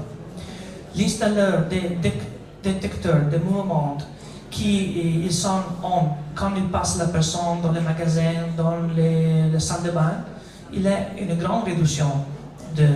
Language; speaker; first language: French; non-native, learner; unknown